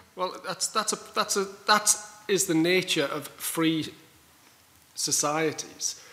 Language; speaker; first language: English; native; English